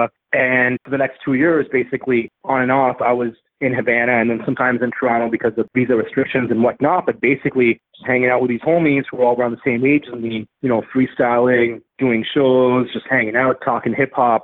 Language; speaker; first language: English; native; English